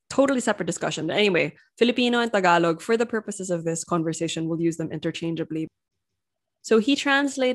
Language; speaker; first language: English; non-native, local second language; Filipino